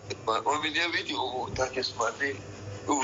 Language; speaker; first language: Russian; non-native, learner; Persian